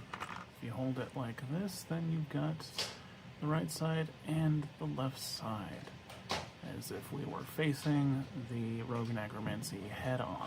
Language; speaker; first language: English; native; English